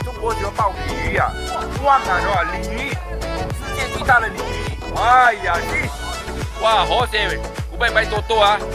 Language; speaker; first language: Chinese; non-native, learner; Thai